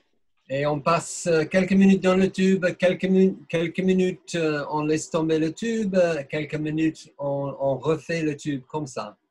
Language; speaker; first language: French; non-native, fluent; English